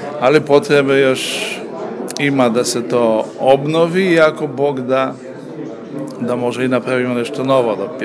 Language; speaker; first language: Serbian; non-native, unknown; Polish